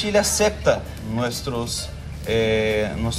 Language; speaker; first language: Spanish; non-native, local second language; Portuguese